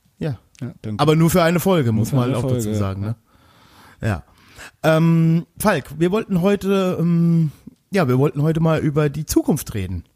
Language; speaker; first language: German; native; German